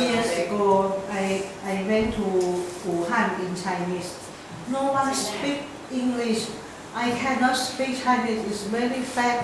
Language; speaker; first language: English; non-native, learner; Thai